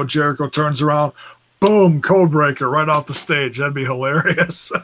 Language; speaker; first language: English; native; English